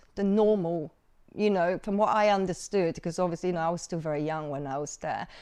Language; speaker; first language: English; early bilingual, other home language; Cantonese